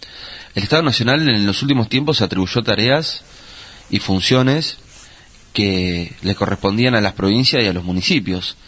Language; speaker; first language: Spanish; native; Spanish